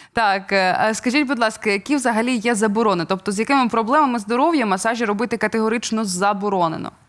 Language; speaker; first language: Ukrainian; native; Ukrainian